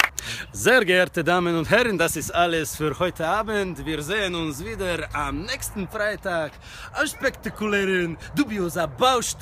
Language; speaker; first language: German; non-native, learner; Bosnian